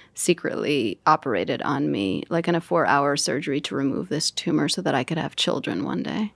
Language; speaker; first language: English; native; English